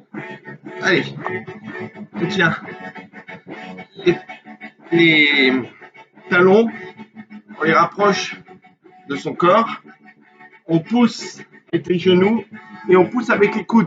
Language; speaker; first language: French; native; French